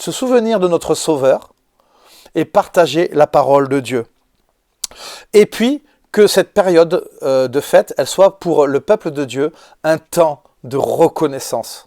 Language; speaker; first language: French; native; French